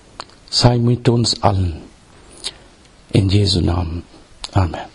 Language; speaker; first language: German; non-native, learner; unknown